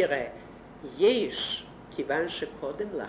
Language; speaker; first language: Hebrew; non-native, fluent; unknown